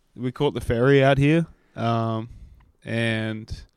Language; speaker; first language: English; native; English